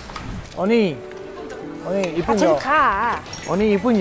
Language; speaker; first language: Korean; non-native, learner; Chinese